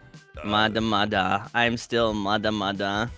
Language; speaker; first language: Japanese; non-native, fluent; English